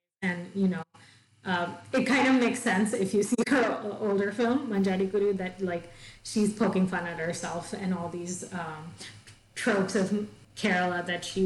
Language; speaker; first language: English; non-native, local second language; Malayalam